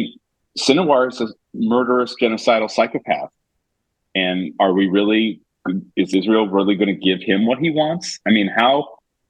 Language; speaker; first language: English; native; English